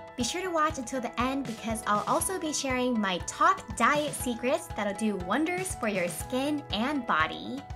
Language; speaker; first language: English; early bilingual, other home language; Japanese